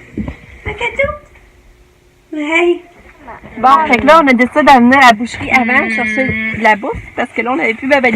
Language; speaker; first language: French; native; French